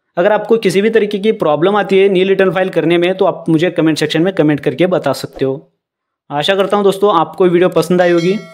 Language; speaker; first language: Hindi; non-native, local second language; Marathi